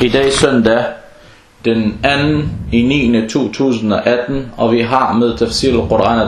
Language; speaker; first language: Danish; non-native, fluent; Arabic